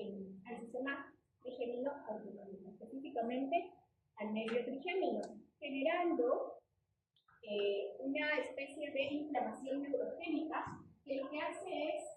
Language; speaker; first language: Spanish; native; Spanish